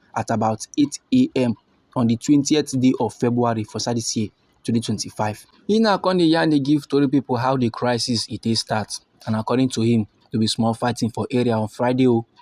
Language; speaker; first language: Nigerian Pidgin; native; Nigerian Pidgin